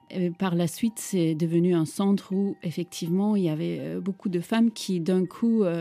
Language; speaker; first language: French; non-native, fluent; Turkish